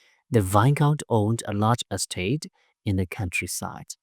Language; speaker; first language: English; non-native, fluent; Burmese